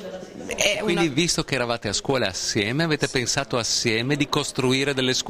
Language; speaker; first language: Italian; native; Italian